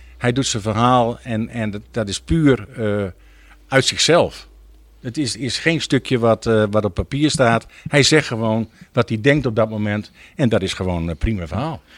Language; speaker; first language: Dutch; native; Dutch